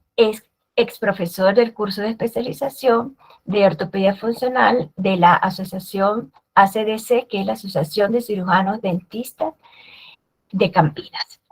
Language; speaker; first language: Spanish; native; Spanish